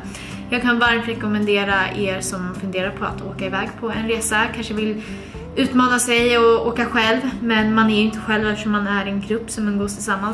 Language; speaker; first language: Swedish; native; Swedish